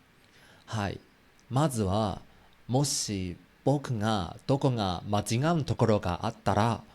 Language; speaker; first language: Japanese; non-native, learner; Chinese